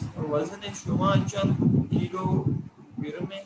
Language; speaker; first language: Persian; non-native, learner; Urdu